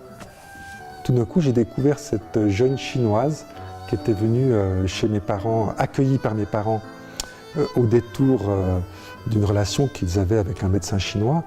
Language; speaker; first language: French; native; French